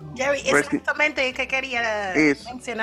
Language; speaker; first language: Spanish; non-native, fluent; English